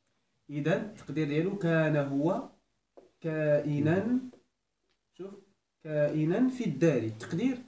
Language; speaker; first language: Arabic; native; Arabic